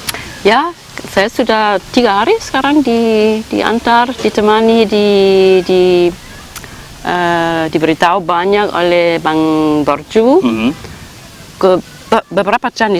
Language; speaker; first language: Indonesian; non-native, fluent; German